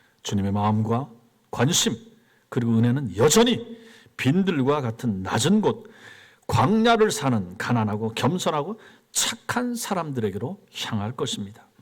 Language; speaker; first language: Korean; native; Korean